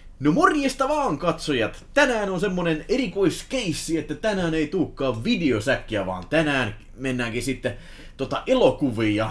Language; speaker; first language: Finnish; native; Finnish